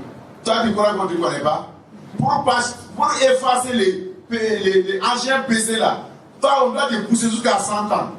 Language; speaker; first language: French; non-native, local second language; Wolof